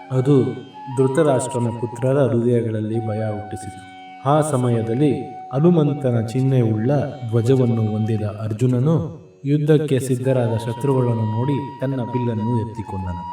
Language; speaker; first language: Kannada; native; Kannada